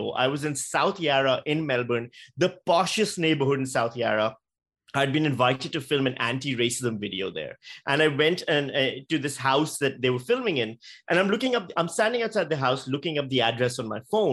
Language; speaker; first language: English; non-native, local second language; Urdu